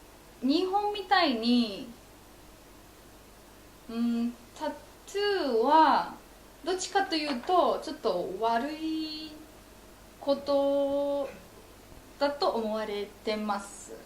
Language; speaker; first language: Japanese; non-native, fluent; Polish